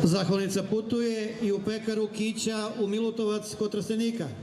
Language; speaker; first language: Bosnian; native; Bosnian